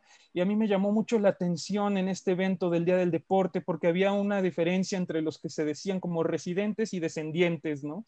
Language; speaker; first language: Spanish; native; Spanish